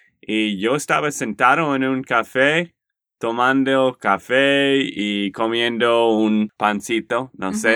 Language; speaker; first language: Spanish; non-native, learner; English